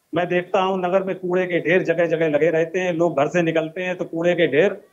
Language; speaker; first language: Hindi; native; Hindi